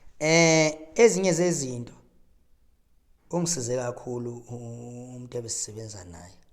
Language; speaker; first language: Zulu; native; Zulu